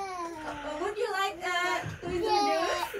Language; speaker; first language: English; non-native, fluent; Indonesian